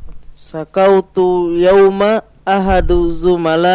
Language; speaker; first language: Arabic; non-native, learner; Indonesian